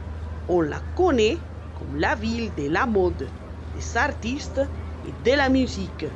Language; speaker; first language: French; non-native, learner; Spanish